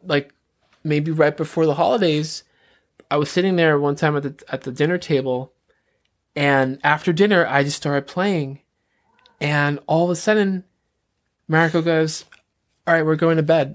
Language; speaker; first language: English; native; English